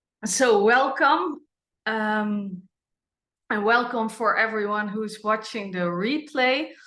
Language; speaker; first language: English; non-native, fluent; Dutch